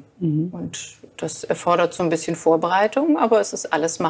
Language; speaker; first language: German; native; German